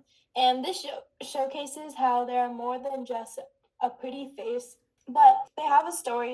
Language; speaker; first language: English; native; English